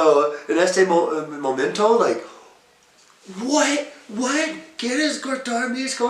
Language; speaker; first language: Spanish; non-native, learner; English